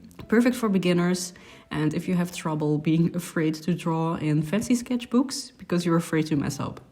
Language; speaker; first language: English; non-native, fluent; Dutch